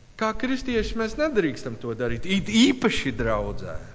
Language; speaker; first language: Latvian; non-native, learner; English